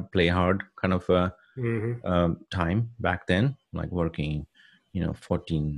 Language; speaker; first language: English; non-native, local second language; Punjabi